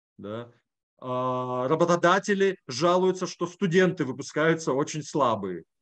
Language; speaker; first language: Russian; native; Russian